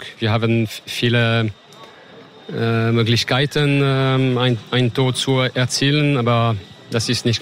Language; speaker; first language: German; non-native, fluent; French